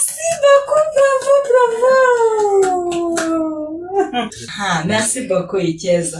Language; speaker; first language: French; non-native, local second language; Kinyarwanda